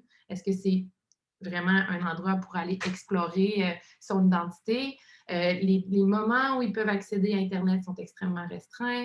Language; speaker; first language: French; native; French